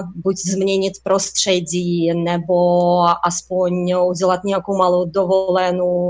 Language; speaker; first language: Czech; non-native, fluent; Russian